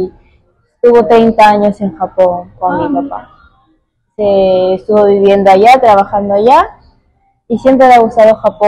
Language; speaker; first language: Spanish; early bilingual, heritage; Spanish